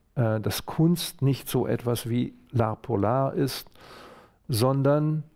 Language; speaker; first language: German; native; German